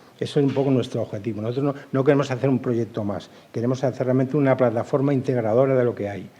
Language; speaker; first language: Spanish; native; Spanish